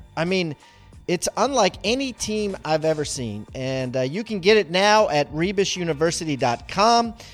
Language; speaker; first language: English; native; English